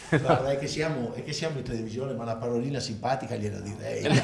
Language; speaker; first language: Italian; native; Italian